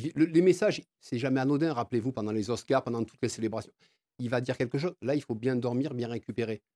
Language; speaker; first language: French; native; French